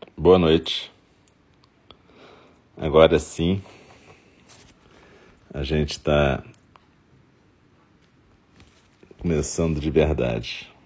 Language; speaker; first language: Portuguese; native; Portuguese